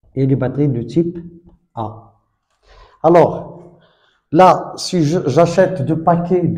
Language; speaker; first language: French; non-native, local second language; Arabic